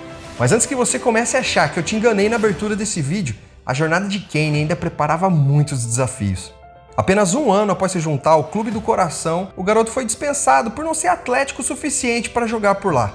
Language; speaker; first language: Portuguese; native; Portuguese